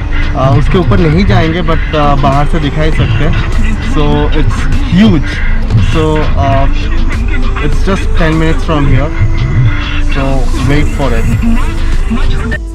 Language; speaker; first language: Hindi; non-native, local second language; Bangla